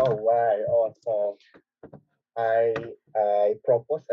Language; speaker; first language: English; non-native, learner; Korean